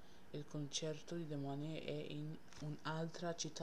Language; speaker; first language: Italian; non-native, learner; English